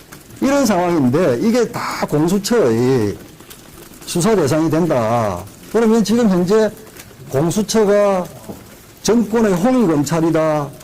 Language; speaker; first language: Korean; native; Korean